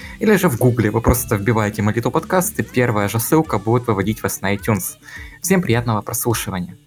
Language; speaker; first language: Russian; native; Russian